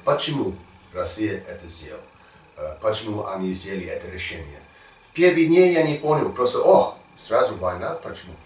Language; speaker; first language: Russian; non-native, learner; English